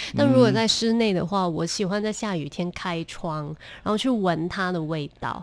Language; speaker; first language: Chinese; non-native, local second language; Cantonese